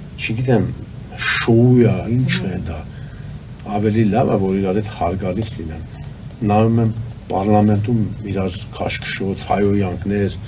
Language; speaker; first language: Armenian; native; Armenian